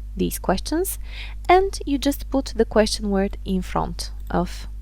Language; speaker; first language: English; non-native, fluent; Bulgarian